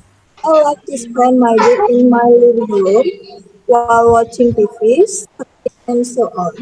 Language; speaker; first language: English; non-native, learner; Indonesian